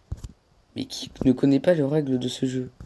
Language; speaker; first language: French; native; French